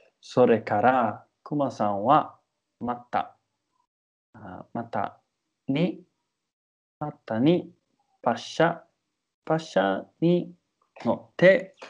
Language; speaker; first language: Japanese; non-native, learner; English